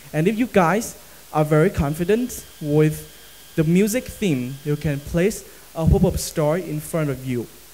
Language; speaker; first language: English; non-native, fluent; Vietnamese